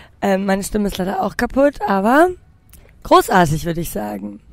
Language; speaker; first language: German; native; German